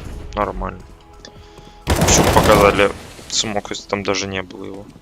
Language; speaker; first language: Russian; native; Russian